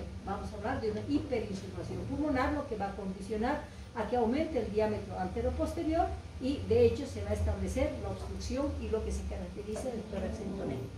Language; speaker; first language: Spanish; native; Spanish